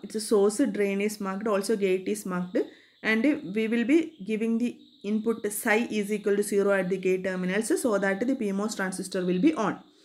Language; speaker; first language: English; non-native, local second language; Malayalam